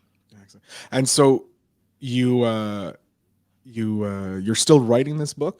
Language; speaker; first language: English; native; English